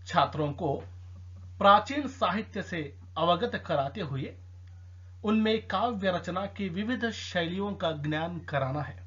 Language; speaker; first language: Hindi; non-native, local second language; Telugu